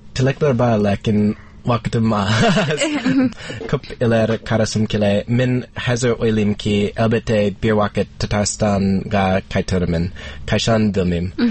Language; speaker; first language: Tatar; non-native, fluent; English